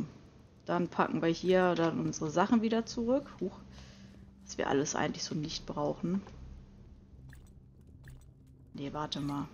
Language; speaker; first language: German; native; German